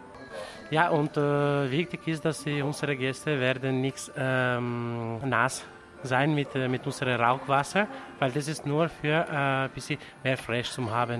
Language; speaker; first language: German; non-native, learner; Italian